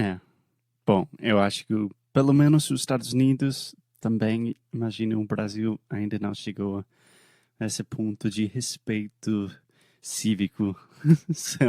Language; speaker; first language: Portuguese; non-native, fluent; English